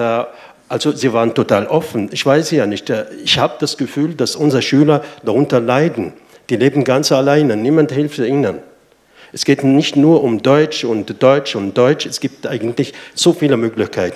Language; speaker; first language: German; non-native, fluent; Arabic